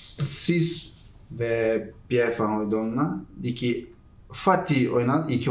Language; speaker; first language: Turkish; non-native, learner; Portuguese